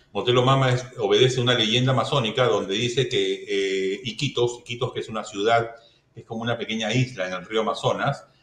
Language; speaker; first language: Spanish; native; Spanish